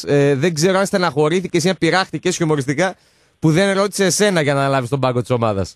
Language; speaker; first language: Greek; native; Greek